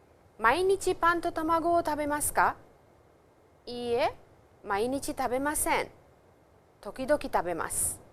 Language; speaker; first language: Japanese; non-native, fluent; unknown